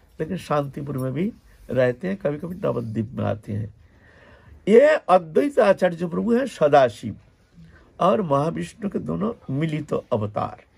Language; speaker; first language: Hindi; non-native, local second language; Bangla